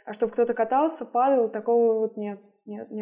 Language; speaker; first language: Russian; native; Russian